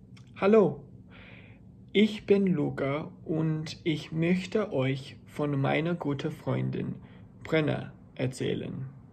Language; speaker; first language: German; non-native, learner; English